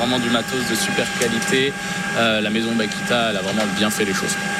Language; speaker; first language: French; native; French